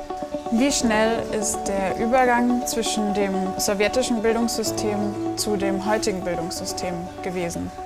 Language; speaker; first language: German; native; German